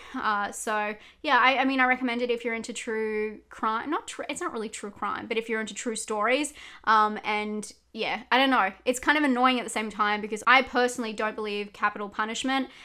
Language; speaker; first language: English; native; English